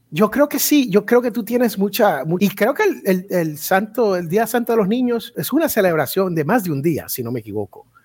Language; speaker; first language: Spanish; native; Spanish